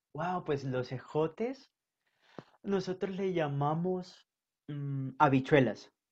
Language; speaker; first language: Spanish; native; Spanish